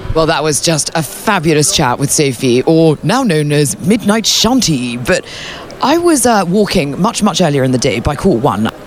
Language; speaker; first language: English; native; English